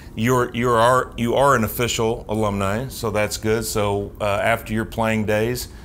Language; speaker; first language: English; native; English